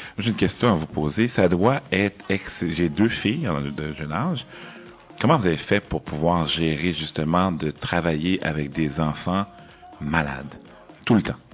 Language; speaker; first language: French; native; French